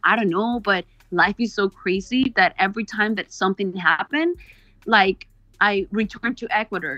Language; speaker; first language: English; non-native, fluent; Spanish